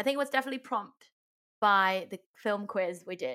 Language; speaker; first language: English; non-native, local second language; Cantonese